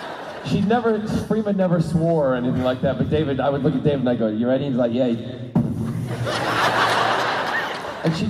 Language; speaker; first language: English; native; English